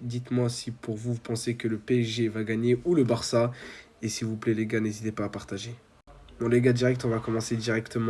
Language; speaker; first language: French; native; French